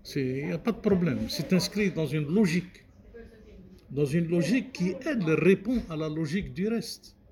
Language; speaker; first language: French; non-native, local second language; Arabic